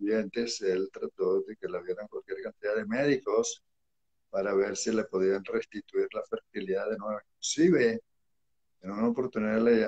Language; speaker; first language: Spanish; early bilingual, other home language; Hebrew